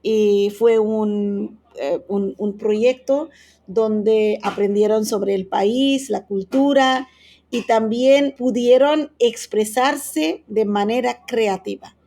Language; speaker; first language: Spanish; non-native, fluent; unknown